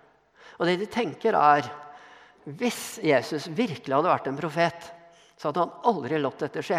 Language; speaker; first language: Norwegian; native; Norwegian